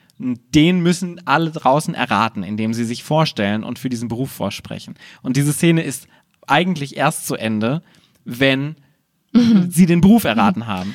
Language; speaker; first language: German; native; German